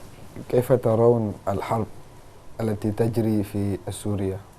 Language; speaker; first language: Arabic; non-native, fluent; Indonesian